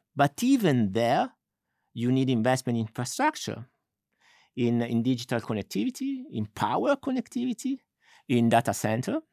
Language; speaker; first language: English; non-native, fluent; Italian